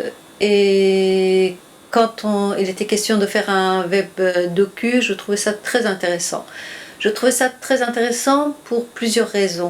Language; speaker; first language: French; non-native, fluent; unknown